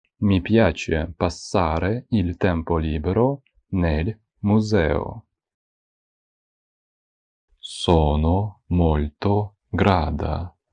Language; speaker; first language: Italian; non-native, fluent; Ukrainian